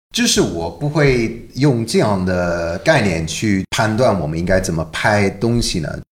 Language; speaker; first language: Chinese; non-native, fluent; English